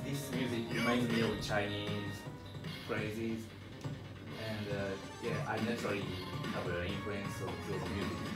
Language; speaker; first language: English; non-native, learner; Japanese